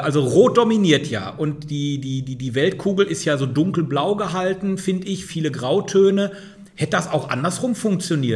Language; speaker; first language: German; native; German